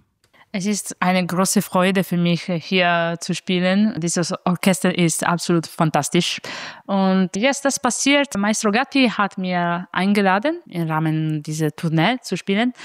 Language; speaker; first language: German; non-native, fluent; Italian